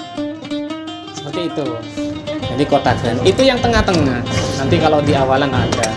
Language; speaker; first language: Indonesian; non-native, local second language; Madurese